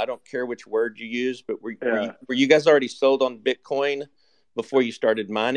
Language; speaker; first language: English; native; English